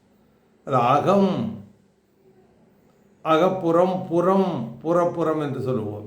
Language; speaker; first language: Tamil; native; Tamil